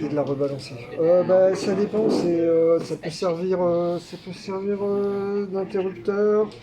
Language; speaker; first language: French; native; French